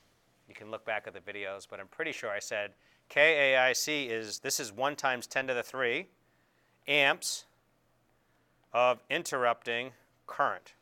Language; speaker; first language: English; native; English